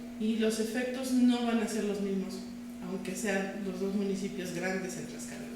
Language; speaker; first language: Spanish; native; Spanish